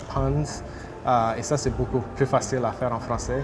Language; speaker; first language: French; non-native, local second language; English